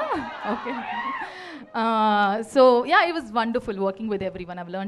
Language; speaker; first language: Telugu; non-native, fluent; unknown